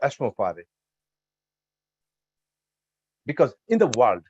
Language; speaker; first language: English; non-native, learner; Bangla